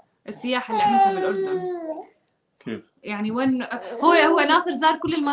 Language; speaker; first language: Arabic; native; Arabic